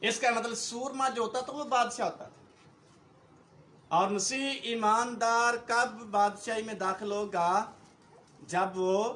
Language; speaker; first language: Urdu; non-native, local second language; Punjabi